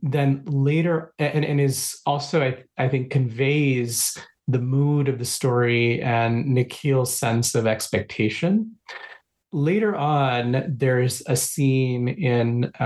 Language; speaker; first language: English; non-native, local second language; Bangla